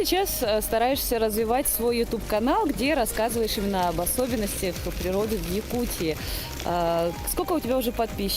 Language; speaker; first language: Russian; native; Russian